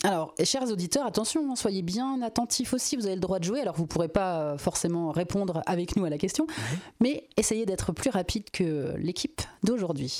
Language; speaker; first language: French; native; French